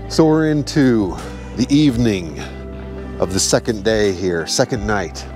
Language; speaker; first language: English; native; English